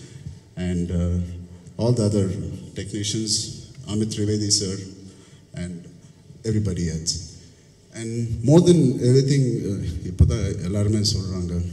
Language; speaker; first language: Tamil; non-native, learner; Telugu